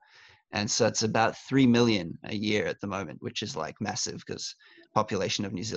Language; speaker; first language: English; native; English